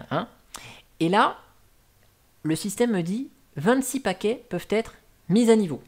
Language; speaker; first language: French; native; French